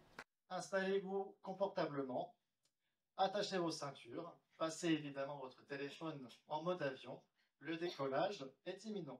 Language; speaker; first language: French; native; French